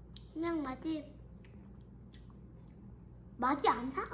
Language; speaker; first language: Korean; early bilingual, heritage; Korean